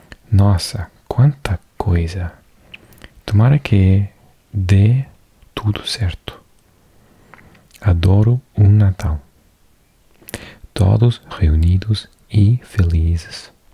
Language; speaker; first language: Portuguese; non-native, learner; English